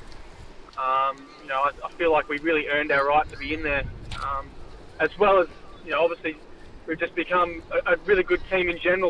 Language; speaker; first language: English; native; English